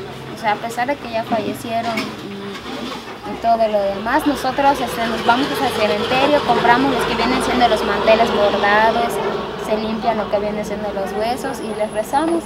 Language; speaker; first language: Spanish; native; Spanish